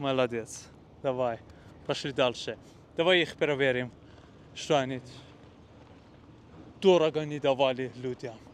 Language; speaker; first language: Russian; non-native, fluent; Persian